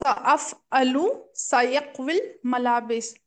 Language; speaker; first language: Arabic; non-native, learner; Urdu